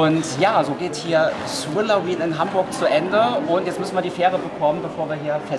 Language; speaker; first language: German; native; German